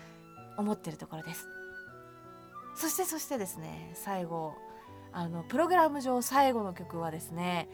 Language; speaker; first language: Japanese; native; Japanese